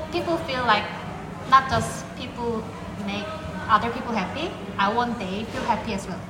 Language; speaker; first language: English; non-native, fluent; Korean